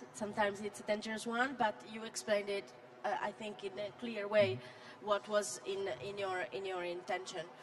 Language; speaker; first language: English; non-native, fluent; Italian